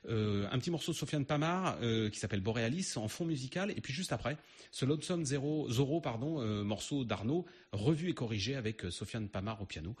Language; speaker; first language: French; native; French